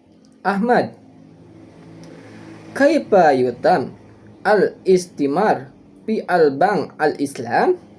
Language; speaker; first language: Arabic; non-native, learner; Indonesian